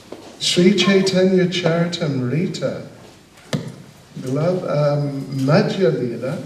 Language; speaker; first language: Russian; non-native, learner; English